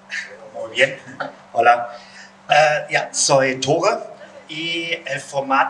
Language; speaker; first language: Spanish; non-native, learner; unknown